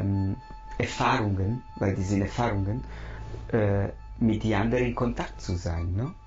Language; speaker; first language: German; non-native, fluent; Italian